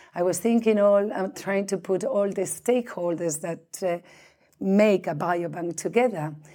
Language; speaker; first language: English; non-native, fluent; Spanish